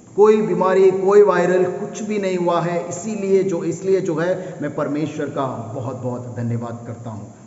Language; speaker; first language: Hindi; non-native, local second language; Kannada